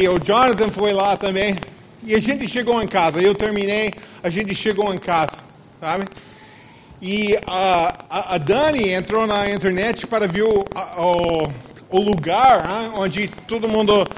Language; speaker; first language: Portuguese; non-native, fluent; English